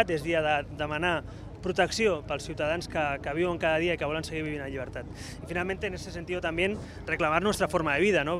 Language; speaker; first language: Spanish; native; Spanish